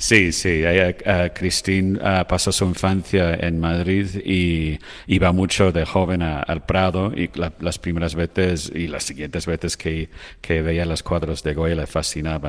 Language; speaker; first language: Spanish; non-native, fluent; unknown